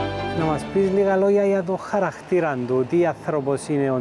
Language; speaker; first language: Greek; native; Greek